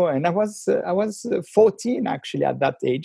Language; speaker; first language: English; non-native, fluent; French